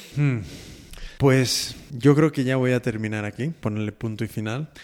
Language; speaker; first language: Spanish; native; Spanish